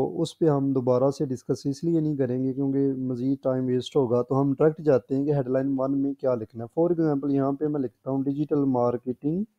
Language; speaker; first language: Urdu; non-native, local second language; Punjabi